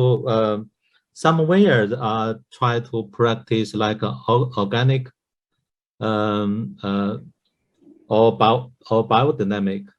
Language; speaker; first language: English; non-native, learner; Chinese